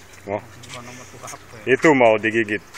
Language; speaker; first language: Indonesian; non-native, learner; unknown